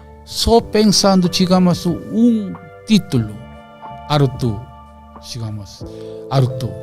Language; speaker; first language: Portuguese; non-native, learner; Korean